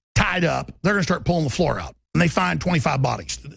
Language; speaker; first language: English; native; English